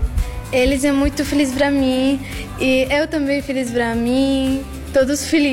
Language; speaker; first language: Portuguese; non-native, learner; Arabic